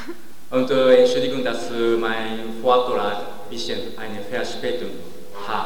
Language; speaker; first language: German; non-native, learner; Japanese